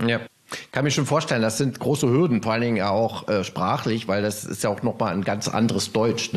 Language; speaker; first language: German; native; German